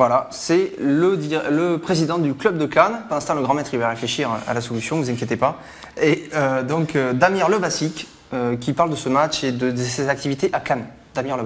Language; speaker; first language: French; native; French